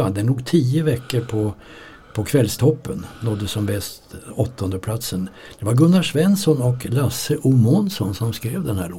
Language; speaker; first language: Swedish; native; Swedish